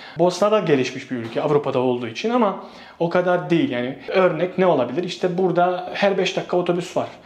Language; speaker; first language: Turkish; non-native, fluent; Bosnian